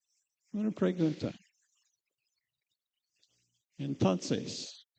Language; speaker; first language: Spanish; non-native, fluent; English